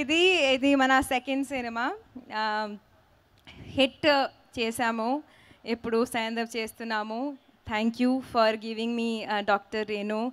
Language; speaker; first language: Telugu; non-native, fluent; Hindi